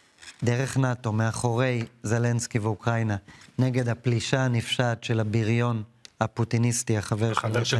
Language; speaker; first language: Hebrew; native; Hebrew